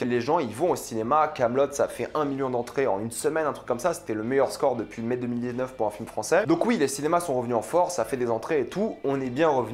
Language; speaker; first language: French; native; French